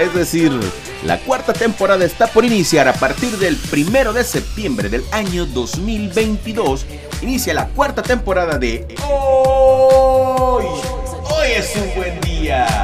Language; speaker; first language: Spanish; native; Spanish